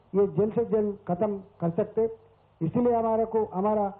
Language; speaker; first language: Hindi; non-native, local second language; Telugu